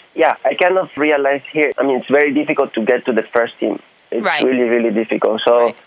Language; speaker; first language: English; non-native, fluent; Spanish